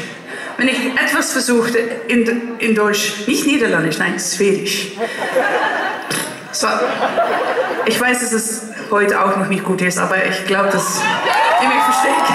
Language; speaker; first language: German; non-native, learner; Dutch